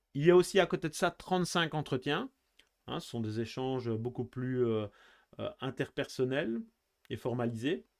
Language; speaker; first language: French; native; French